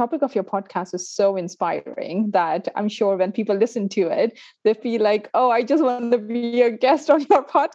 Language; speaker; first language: English; non-native, local second language; Urdu